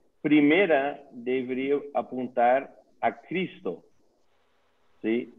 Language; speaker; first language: Spanish; non-native, learner; Dutch